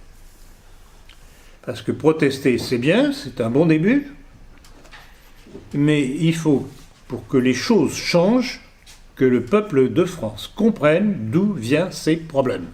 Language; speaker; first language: French; native; French